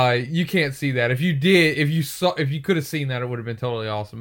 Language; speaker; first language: English; native; English